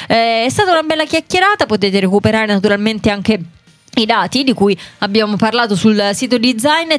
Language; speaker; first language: Italian; native; Italian